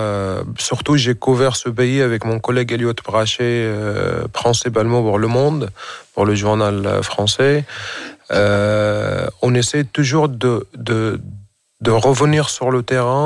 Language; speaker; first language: French; non-native, fluent; Arabic